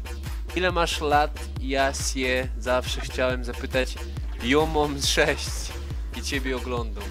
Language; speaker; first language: Polish; native; Polish